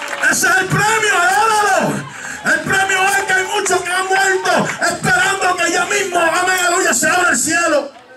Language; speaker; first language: Spanish; early bilingual, heritage; Spanish